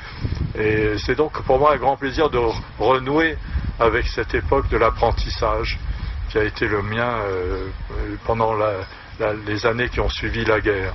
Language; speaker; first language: French; native; French